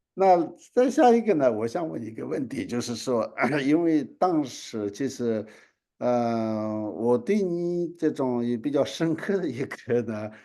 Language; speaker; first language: Chinese; non-native, local second language; Tibetan